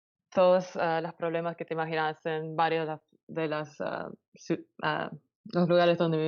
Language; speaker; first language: Spanish; early bilingual, heritage; Spanish